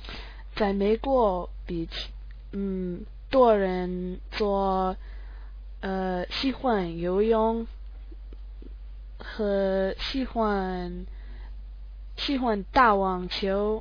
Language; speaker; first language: Chinese; non-native, learner; English